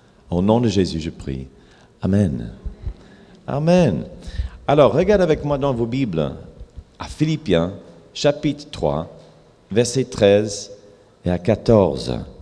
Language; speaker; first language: French; non-native, fluent; English